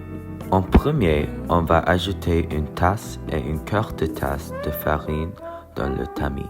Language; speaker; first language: French; non-native, learner; English